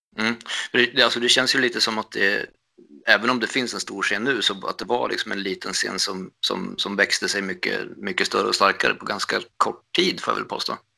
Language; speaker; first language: Swedish; native; Swedish